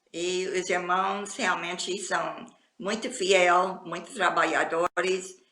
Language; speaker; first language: Portuguese; non-native, fluent; English